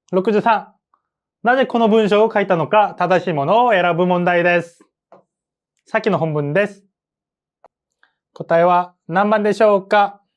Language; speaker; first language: Japanese; non-native, fluent; Korean